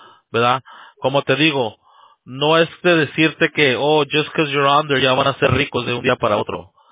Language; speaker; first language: Spanish; early bilingual, heritage; Spanish